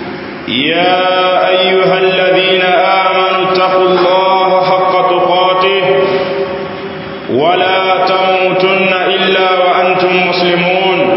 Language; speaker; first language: Arabic; non-native, fluent; Swahili